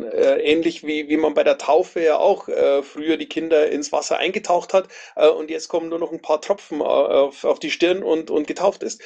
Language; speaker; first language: German; native; German